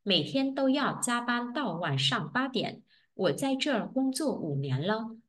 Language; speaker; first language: Chinese; non-native, fluent; Vietnamese